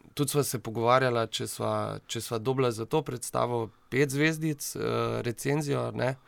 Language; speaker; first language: Slovenian; native; Slovenian